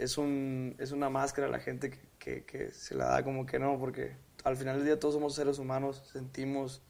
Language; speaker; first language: Spanish; native; Spanish